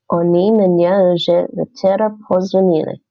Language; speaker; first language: Russian; non-native, learner; English